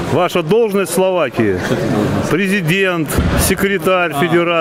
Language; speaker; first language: Russian; native; Russian